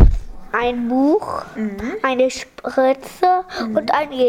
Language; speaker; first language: German; early bilingual, other home language; Polish